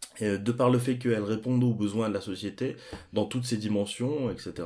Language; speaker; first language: French; native; French